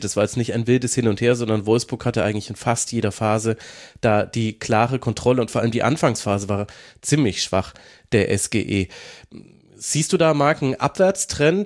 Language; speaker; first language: German; native; German